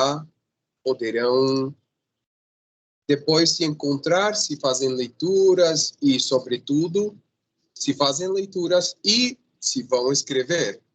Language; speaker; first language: Portuguese; non-native, fluent; Spanish